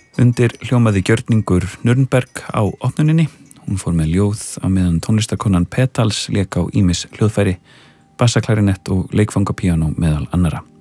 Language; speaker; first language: Icelandic; native; Icelandic